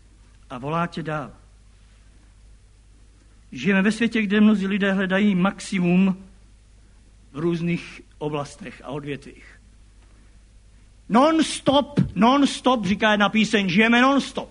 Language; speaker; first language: Czech; native; Czech